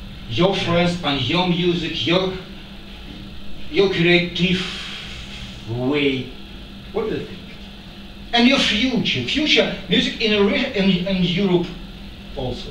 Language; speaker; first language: English; non-native, learner; Ukrainian